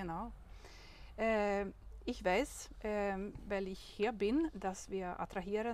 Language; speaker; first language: German; non-native, learner; Swedish